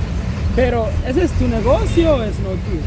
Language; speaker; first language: Spanish; non-native, learner; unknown